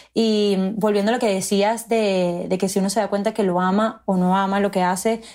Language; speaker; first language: Spanish; native; Spanish